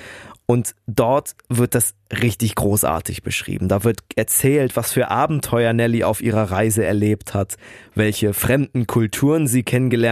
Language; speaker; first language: German; native; German